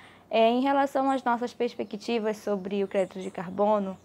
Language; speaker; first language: Portuguese; native; Portuguese